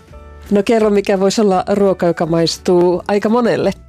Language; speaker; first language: Finnish; native; Finnish